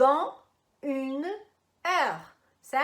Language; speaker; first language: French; non-native, fluent; Portuguese